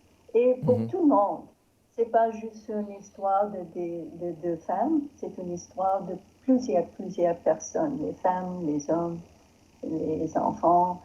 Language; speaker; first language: French; non-native, learner; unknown